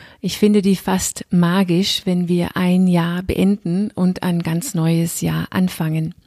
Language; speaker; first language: German; non-native, fluent; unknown